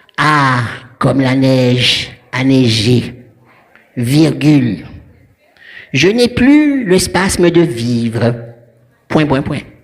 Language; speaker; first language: French; non-native, local second language; Haitian Creole